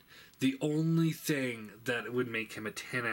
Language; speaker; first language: English; native; English